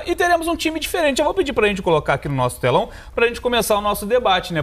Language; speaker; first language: Portuguese; native; Portuguese